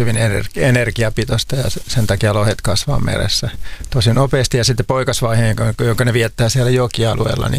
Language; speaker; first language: Finnish; native; Finnish